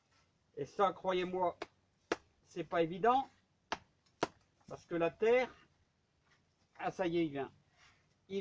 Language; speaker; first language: French; native; French